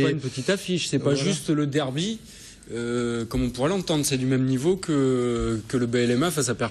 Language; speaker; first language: French; native; French